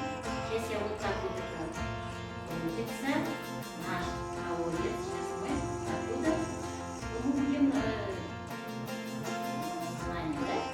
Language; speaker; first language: Russian; non-native, local second language; Kazakh